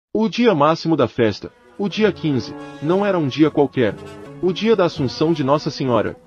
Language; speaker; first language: Portuguese; native; Portuguese